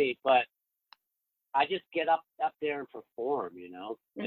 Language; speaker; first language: English; native; English